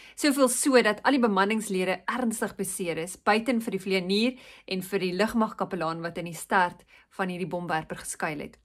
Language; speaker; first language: Afrikaans; native; Afrikaans